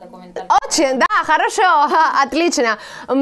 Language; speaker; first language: Russian; non-native, learner; Spanish